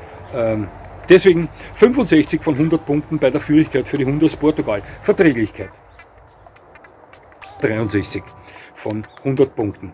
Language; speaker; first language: German; native; German